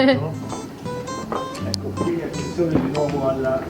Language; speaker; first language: Italian; native; Italian